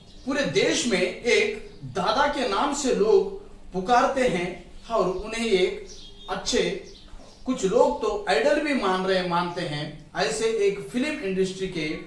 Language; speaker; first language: Hindi; native; Hindi